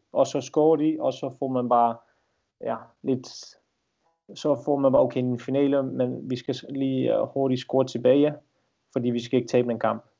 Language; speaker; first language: Danish; non-native, fluent; Dutch